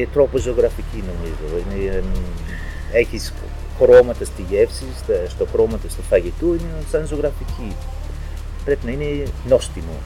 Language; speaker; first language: Greek; non-native, fluent; English